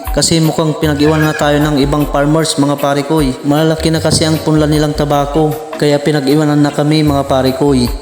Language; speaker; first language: Filipino; native; Filipino